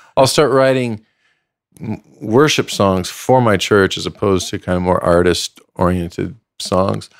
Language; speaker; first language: English; native; English